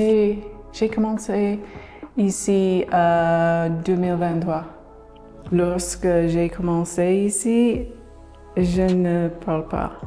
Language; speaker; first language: French; non-native, learner; English